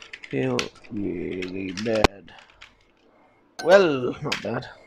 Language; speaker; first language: English; native; English